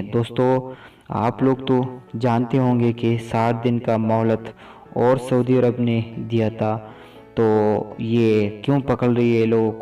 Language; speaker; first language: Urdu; non-native, local second language; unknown